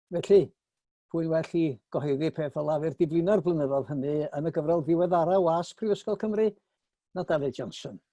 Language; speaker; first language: Welsh; native; Welsh